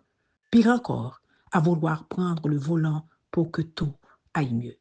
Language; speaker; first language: French; non-native, local second language; Haitian Creole